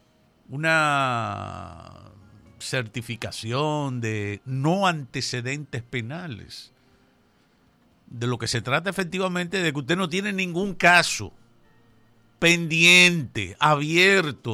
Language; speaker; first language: Spanish; native; Spanish